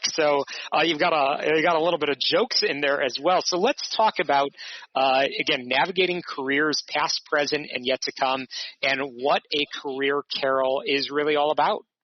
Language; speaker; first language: English; native; English